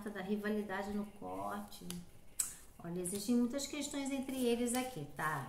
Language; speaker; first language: Portuguese; native; Portuguese